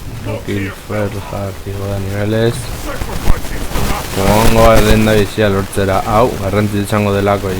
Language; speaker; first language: Basque; native; Basque